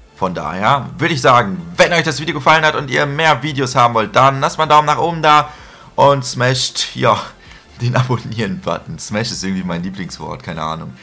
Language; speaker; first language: German; native; German